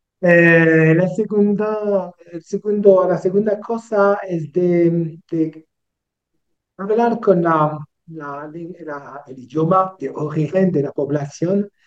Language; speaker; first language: Spanish; non-native, learner; French